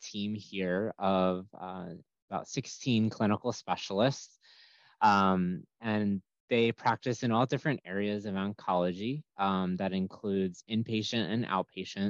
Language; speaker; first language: English; native; English